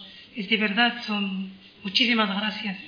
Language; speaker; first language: Spanish; non-native, learner; Arabic